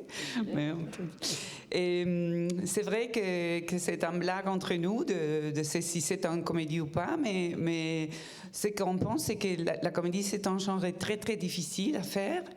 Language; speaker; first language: French; non-native, fluent; Spanish